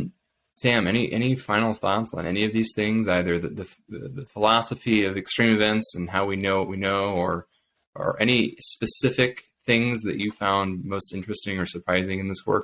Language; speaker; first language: English; native; English